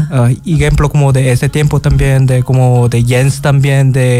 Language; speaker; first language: Spanish; non-native, learner; Korean